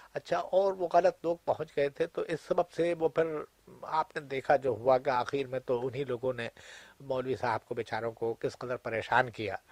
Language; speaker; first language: Urdu; native; Urdu